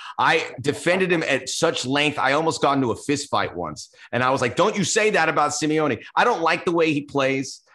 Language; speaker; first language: English; early bilingual, other home language; Spanish